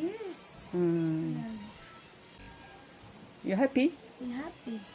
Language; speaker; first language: English; non-native, learner; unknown